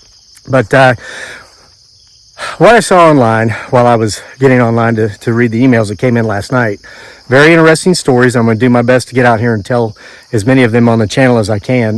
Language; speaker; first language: English; native; English